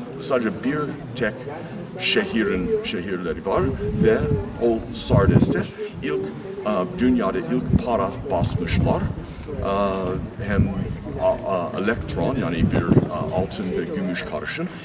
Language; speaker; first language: Turkish; non-native, learner; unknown